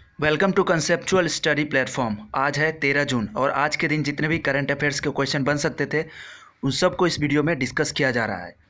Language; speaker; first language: Hindi; non-native, local second language; Bangla